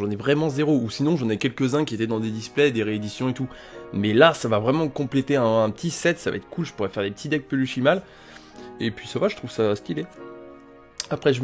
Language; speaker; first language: French; native; French